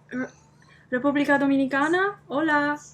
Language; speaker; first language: Spanish; non-native, fluent; English